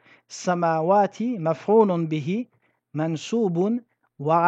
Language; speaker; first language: Arabic; non-native, fluent; French